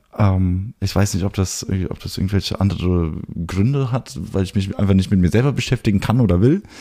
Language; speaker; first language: German; early bilingual, heritage; German